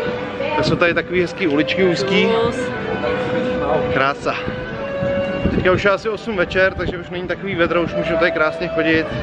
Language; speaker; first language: Czech; native; Czech